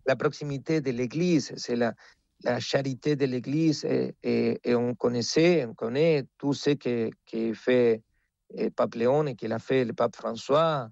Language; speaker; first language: French; non-native, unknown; Spanish